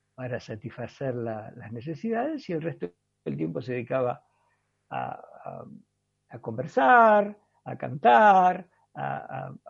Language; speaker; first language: Spanish; native; Spanish